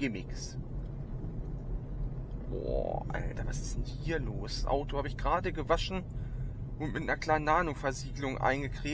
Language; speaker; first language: German; native; German